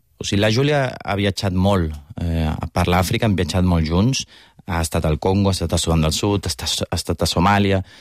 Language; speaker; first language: Catalan; native; Catalan